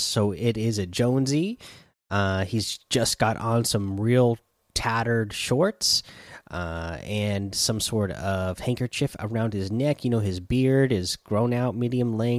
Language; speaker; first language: English; native; English